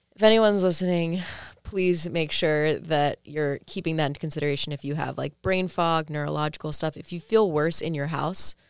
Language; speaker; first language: English; early bilingual, other home language; Greek